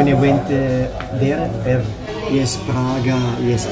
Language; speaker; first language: English; non-native, learner; Italian